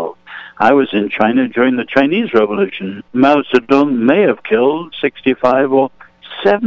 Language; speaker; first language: English; native; English